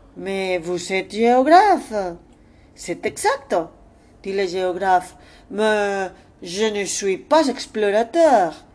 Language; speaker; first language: French; non-native, fluent; Spanish